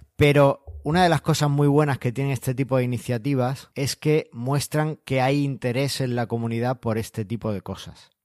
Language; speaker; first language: Spanish; native; Spanish